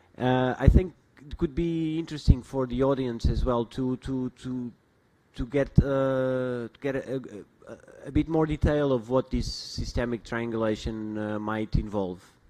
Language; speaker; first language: English; non-native, fluent; Portuguese